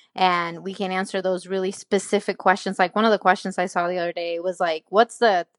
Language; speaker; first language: English; non-native, fluent; Spanish